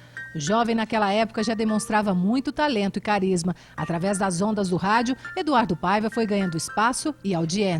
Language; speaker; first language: Portuguese; native; Portuguese